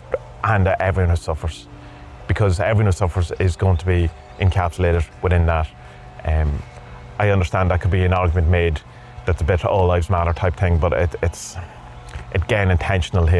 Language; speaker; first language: English; native; English